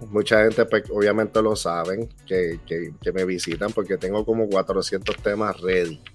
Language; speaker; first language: Spanish; native; Spanish